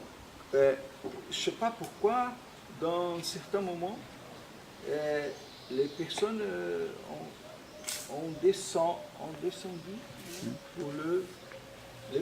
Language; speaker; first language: French; non-native, fluent; Portuguese